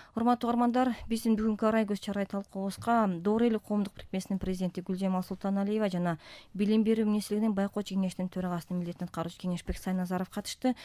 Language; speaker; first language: Kyrgyz; native; Kyrgyz